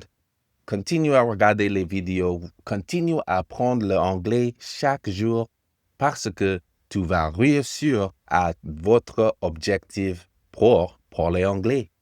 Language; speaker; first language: French; non-native, learner; English